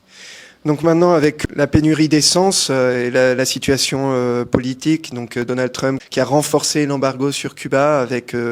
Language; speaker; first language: French; native; French